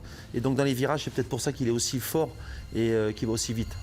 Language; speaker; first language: French; native; French